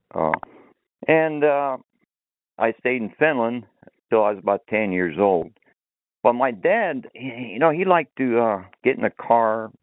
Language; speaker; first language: English; early bilingual, other home language; Finnish